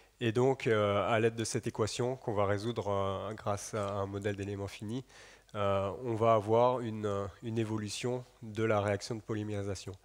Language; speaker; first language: French; native; French